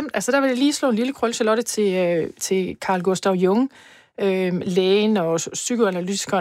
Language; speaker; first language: Danish; native; Danish